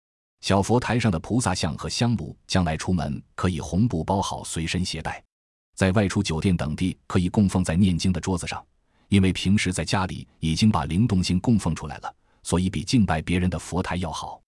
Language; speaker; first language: Chinese; native; Chinese